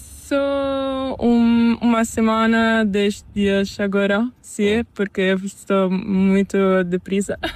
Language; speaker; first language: Spanish; non-native, learner; Italian